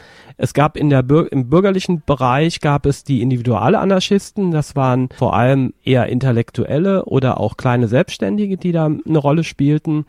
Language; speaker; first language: German; native; German